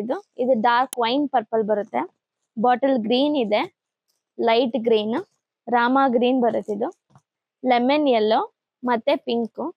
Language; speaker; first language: Kannada; native; Kannada